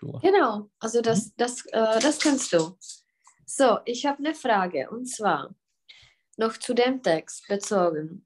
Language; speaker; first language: German; non-native, fluent; Czech